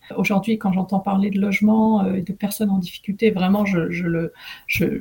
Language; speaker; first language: French; early bilingual, other home language; Arabic